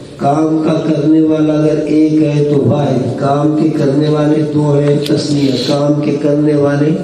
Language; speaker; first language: Urdu; non-native, local second language; Brahui